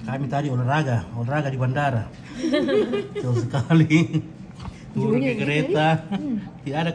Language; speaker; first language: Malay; non-native, local second language; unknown